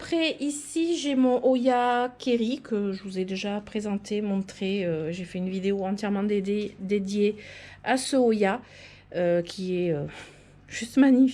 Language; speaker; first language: French; native; French